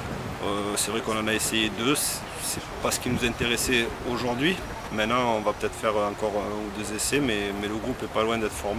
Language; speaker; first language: French; native; French